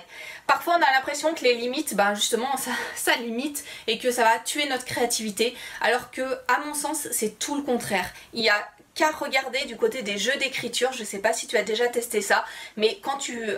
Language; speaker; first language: French; native; French